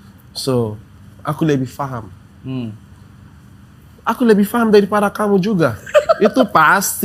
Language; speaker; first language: Indonesian; non-native, fluent; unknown